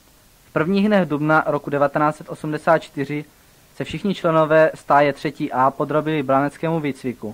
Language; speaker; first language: Czech; native; Czech